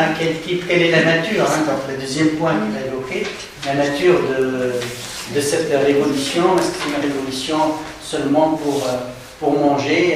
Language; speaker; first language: French; non-native, local second language; Arabic